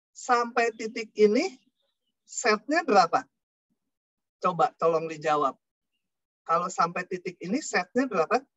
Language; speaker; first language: Indonesian; non-native, local second language; Sundanese